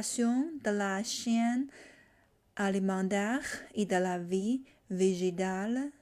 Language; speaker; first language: French; non-native, learner; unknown